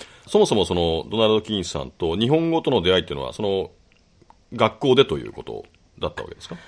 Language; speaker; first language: Japanese; native; Japanese